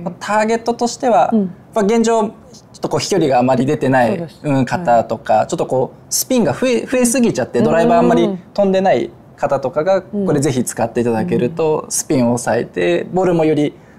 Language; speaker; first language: Japanese; native; Japanese